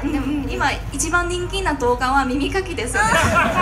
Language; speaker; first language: Japanese; non-native, fluent; Chinese